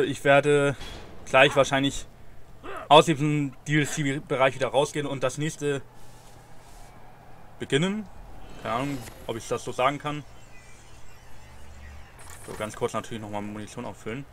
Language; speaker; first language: German; native; German